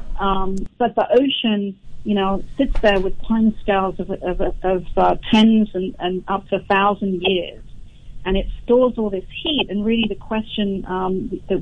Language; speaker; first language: English; native; English